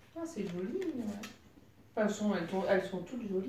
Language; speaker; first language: French; native; French